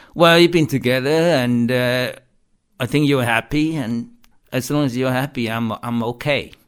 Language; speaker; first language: English; non-native, fluent; Chinese